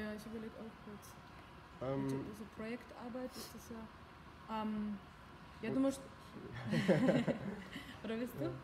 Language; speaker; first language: German; early bilingual, other home language; Russian